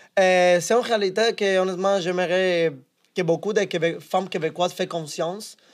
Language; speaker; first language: French; non-native, fluent; Spanish